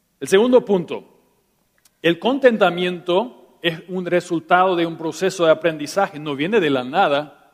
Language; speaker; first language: Spanish; non-native, local second language; German